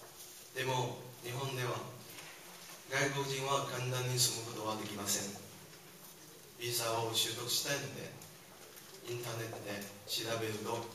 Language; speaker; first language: Japanese; non-native, fluent; Chinese